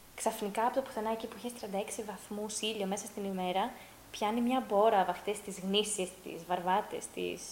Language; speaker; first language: Greek; early bilingual, heritage; Greek